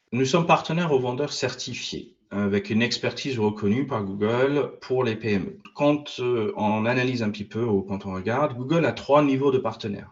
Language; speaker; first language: French; non-native, fluent; English